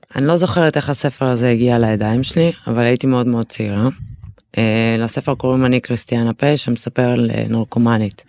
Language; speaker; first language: Hebrew; early bilingual, other home language; Russian